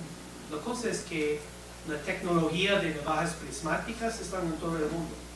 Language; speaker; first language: Spanish; non-native, fluent; English